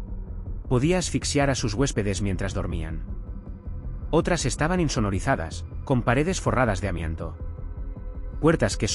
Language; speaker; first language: Spanish; native; Spanish